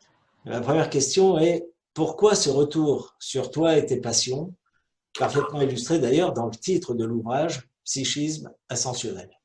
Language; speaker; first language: French; native; French